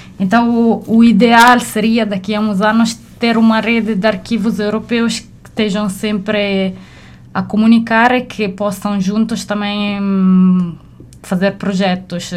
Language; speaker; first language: Portuguese; non-native, fluent; Italian